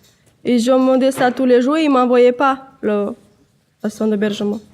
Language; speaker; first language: French; non-native, learner; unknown